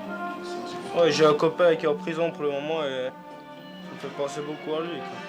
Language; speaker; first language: French; native; French